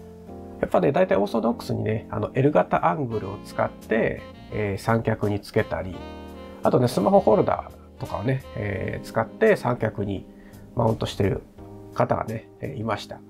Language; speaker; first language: Japanese; native; Japanese